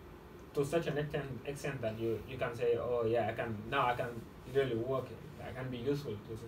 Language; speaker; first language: English; non-native, fluent; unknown